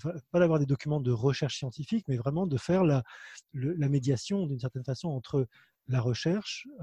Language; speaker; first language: French; native; French